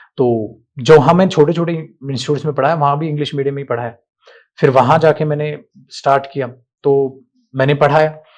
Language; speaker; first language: Hindi; native; Hindi